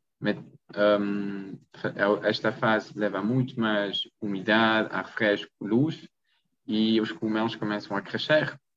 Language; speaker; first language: Portuguese; non-native, fluent; French